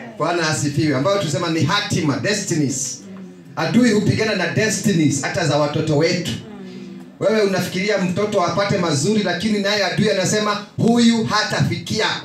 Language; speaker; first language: Swahili; non-native, local second language; Kikuyu